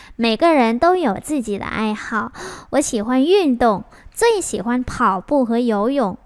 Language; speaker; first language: Chinese; non-native, fluent; Vietnamese